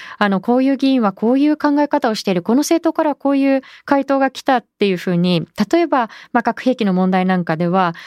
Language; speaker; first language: Japanese; native; Japanese